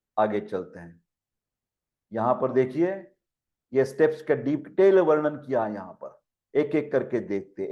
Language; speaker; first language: Hindi; non-native, local second language; Marathi